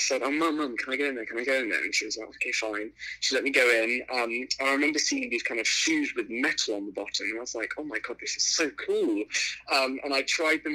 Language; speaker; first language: English; native; English